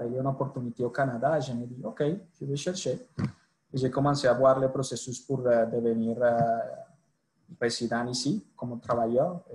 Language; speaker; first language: French; non-native, fluent; Spanish